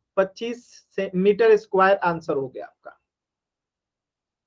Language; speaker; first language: Hindi; native; Hindi